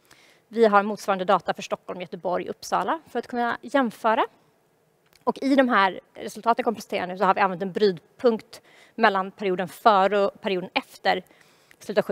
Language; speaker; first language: Swedish; native; Swedish